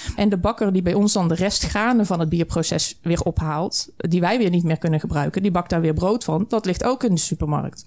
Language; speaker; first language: Dutch; native; Dutch